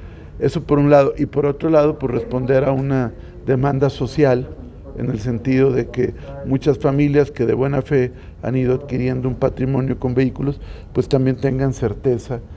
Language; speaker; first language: Spanish; native; Spanish